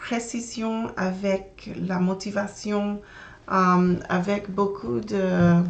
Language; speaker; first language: French; non-native, learner; English